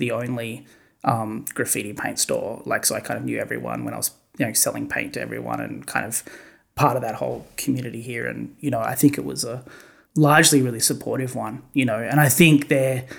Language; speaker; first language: English; native; English